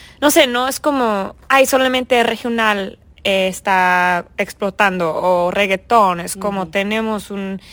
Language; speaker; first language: Spanish; early bilingual, heritage; English